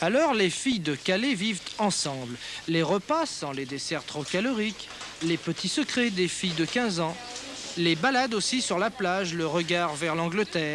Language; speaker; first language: French; native; French